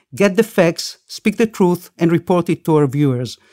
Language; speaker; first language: English; early bilingual, other home language; Spanish